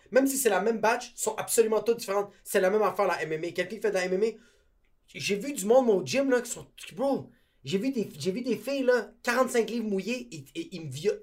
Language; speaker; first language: French; native; French